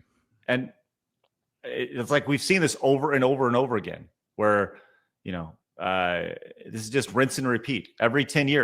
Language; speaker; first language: English; native; English